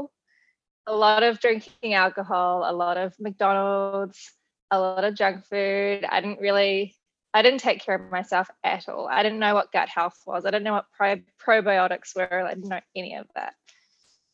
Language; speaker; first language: English; native; English